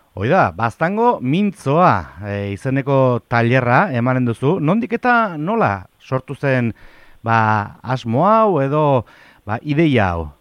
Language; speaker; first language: Basque; native; Basque